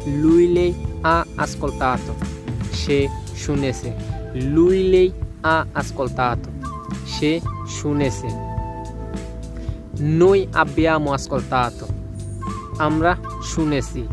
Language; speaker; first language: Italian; non-native, fluent; Bangla